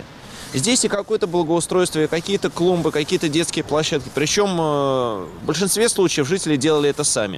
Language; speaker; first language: Russian; native; Russian